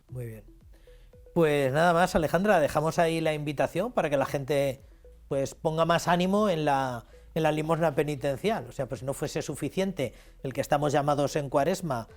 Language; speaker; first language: Spanish; native; Spanish